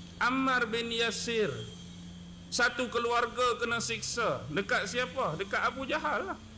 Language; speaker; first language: Malay; native; Malay